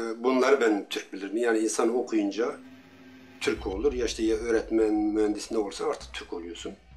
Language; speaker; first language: Turkish; non-native, local second language; Kurdish